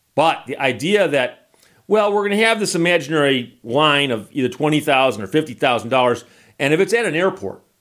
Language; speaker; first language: English; native; English